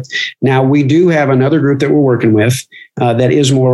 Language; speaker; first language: English; native; English